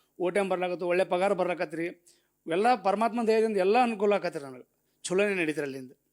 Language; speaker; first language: Kannada; native; Kannada